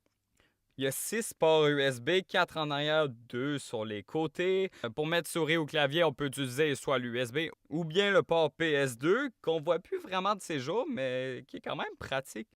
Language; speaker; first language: French; native; French